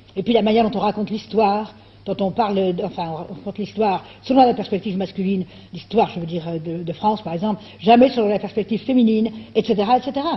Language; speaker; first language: French; native; French